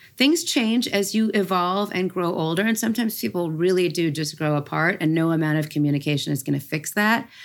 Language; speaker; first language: English; native; English